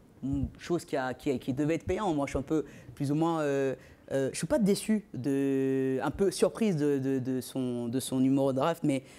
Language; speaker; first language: French; native; French